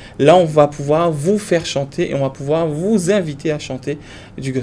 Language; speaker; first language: French; native; French